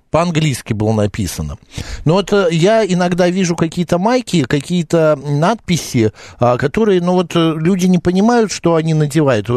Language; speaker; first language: Russian; native; Russian